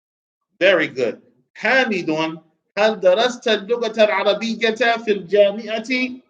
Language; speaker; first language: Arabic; non-native, fluent; English